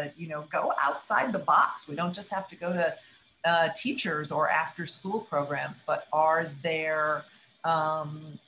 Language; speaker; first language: English; native; English